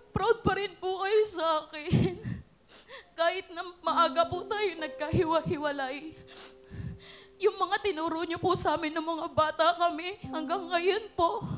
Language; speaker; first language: Filipino; native; Filipino